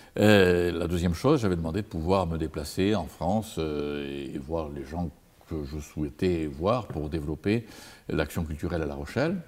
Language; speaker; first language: French; native; French